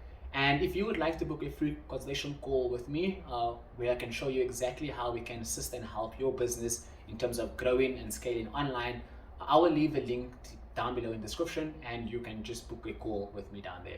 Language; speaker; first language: English; non-native, local second language; Afrikaans